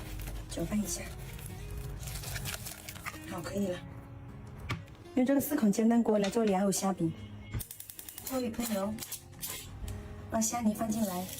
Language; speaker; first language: Chinese; native; Chinese